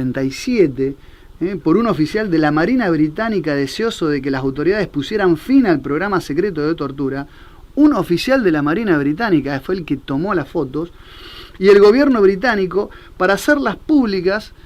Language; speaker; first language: Spanish; native; Spanish